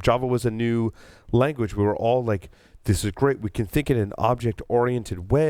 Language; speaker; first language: English; native; English